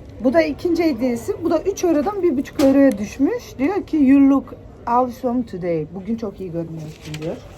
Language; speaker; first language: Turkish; early bilingual, other home language; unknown